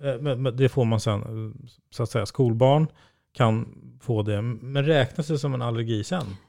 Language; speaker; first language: Swedish; native; Swedish